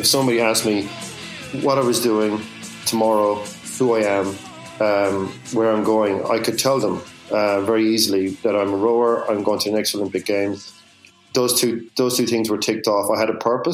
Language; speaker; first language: English; native; English